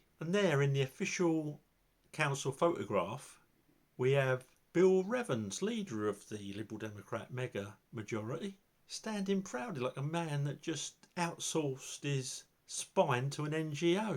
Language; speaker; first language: English; native; English